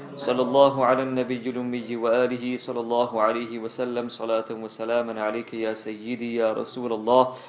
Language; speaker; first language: Arabic; non-native, fluent; English